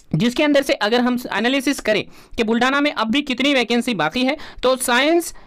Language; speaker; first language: Hindi; non-native, local second language; Urdu